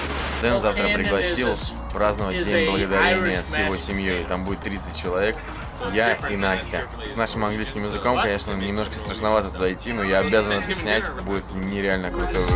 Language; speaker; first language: Russian; native; Russian